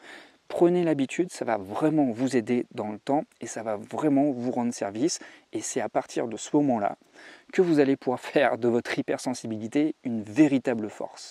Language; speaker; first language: French; native; French